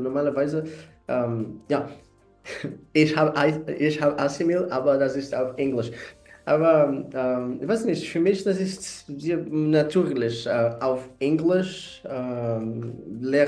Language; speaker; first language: German; non-native, learner; Portuguese